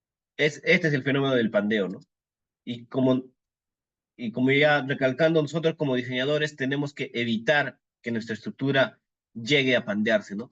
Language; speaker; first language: Spanish; native; Spanish